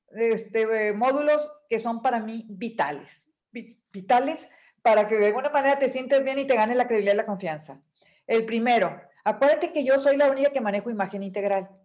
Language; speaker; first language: Spanish; native; Spanish